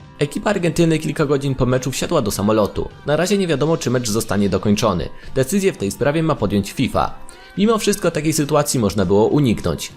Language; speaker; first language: Polish; native; Polish